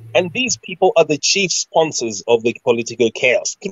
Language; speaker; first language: English; non-native, local second language; Shona